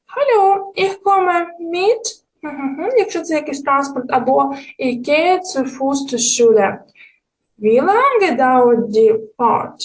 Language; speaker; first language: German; non-native, fluent; Ukrainian